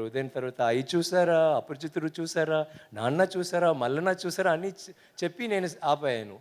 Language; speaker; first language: Telugu; non-native, learner; Tamil